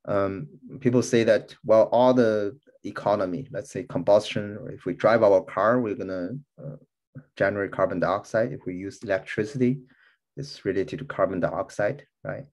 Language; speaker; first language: English; non-native, fluent; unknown